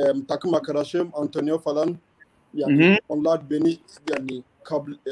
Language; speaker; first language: Turkish; non-native, learner; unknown